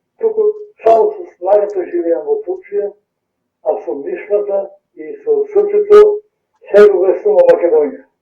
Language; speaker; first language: Macedonian; early bilingual, heritage; Macedonian